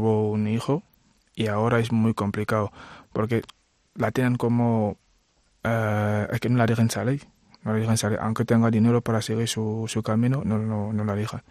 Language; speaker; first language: Spanish; non-native, fluent; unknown